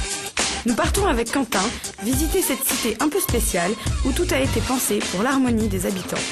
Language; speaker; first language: French; native; French